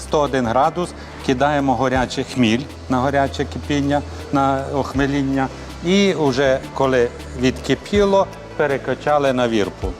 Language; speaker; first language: Ukrainian; native; Ukrainian